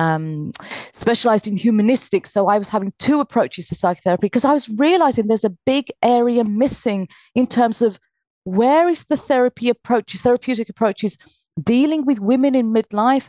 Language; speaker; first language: English; native; English